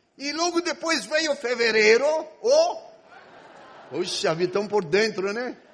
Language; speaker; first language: Portuguese; non-native, fluent; Greek